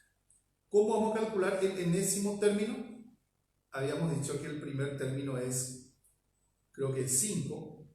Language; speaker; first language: Spanish; native; Spanish